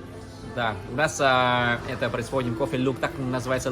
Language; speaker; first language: Russian; non-native, learner; Vietnamese